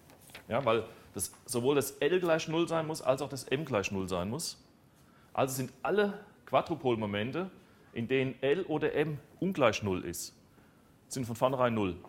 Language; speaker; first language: German; native; German